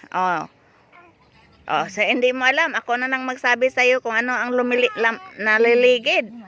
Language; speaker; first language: Filipino; non-native, local second language; Cebuano